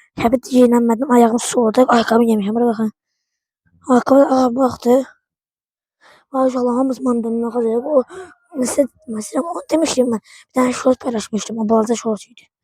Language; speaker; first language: Azerbaijani; non-native, local second language; Talysh